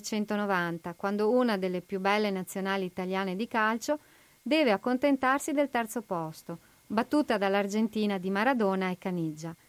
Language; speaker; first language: Italian; native; Italian